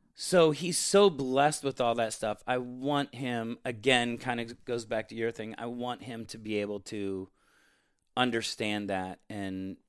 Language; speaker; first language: English; native; English